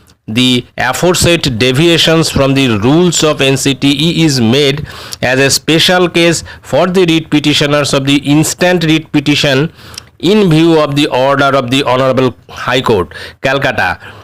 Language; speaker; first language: English; non-native, local second language; Bangla